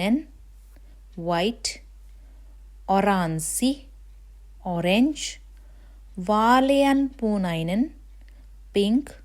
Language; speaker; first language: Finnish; non-native, fluent; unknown